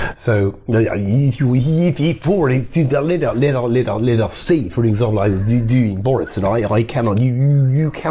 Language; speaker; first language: English; native; English